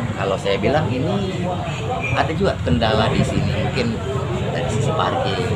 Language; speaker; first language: Indonesian; native; Indonesian